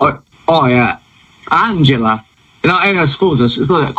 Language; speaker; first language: Italian; non-native, learner; English